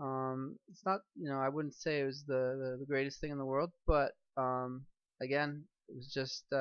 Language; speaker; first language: English; native; English